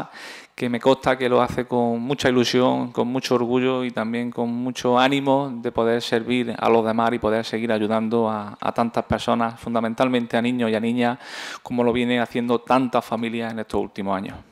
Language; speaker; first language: Spanish; native; Spanish